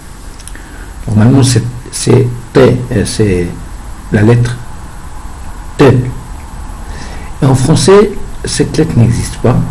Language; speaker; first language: French; non-native, fluent; Arabic